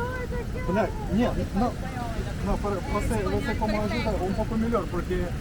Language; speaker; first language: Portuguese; non-native, learner; Russian